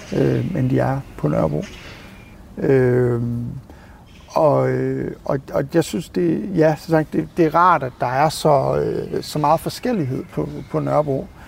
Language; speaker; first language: Danish; native; Danish